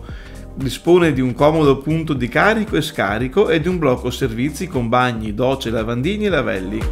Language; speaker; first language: Italian; native; Italian